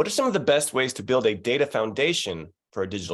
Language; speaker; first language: English; native; English